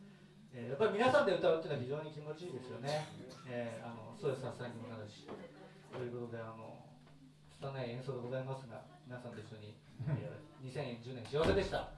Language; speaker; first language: Japanese; native; Japanese